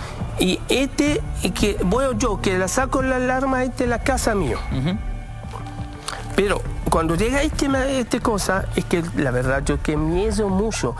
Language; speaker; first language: Spanish; non-native, learner; Arabic